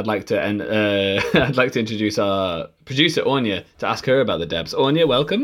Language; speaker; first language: English; native; English